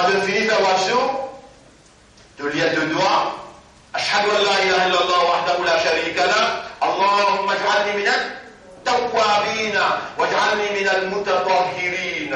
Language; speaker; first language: French; non-native, local second language; Morisyen